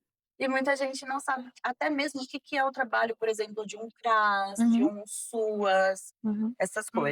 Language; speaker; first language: Portuguese; native; Portuguese